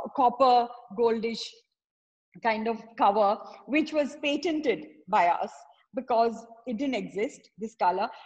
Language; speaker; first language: English; non-native, local second language; Tamil